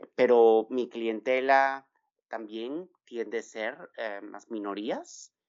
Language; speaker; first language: Spanish; native; Spanish